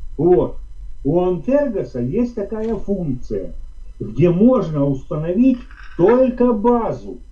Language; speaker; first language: Russian; native; Russian